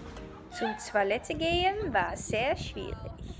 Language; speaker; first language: German; non-native, learner; Dutch